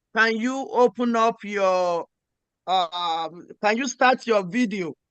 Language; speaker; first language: English; non-native, local second language; Yoruba